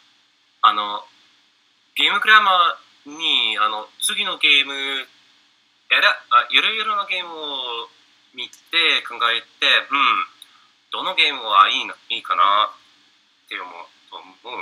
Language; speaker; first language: Japanese; non-native, learner; English